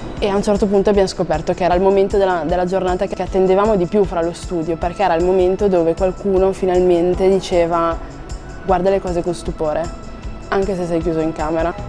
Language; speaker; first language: Italian; early bilingual, other home language; Arabic